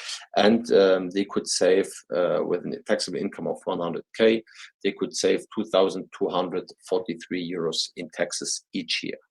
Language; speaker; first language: English; non-native, fluent; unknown